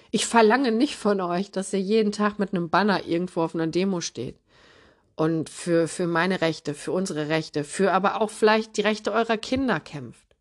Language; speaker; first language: German; early bilingual, other home language; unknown